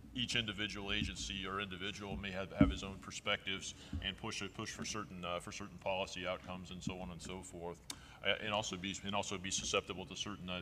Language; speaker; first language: English; native; English